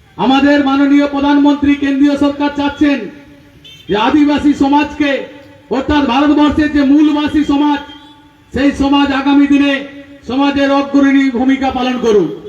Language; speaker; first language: Bangla; native; Bangla